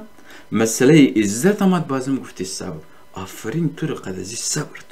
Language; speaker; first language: Persian; native; Persian